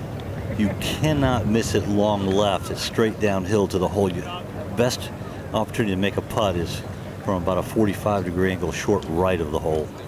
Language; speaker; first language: English; native; English